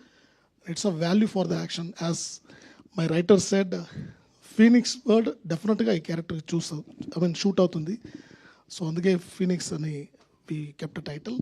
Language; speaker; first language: Telugu; non-native, learner; Tamil